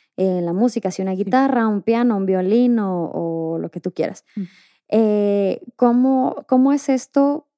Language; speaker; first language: Spanish; native; Spanish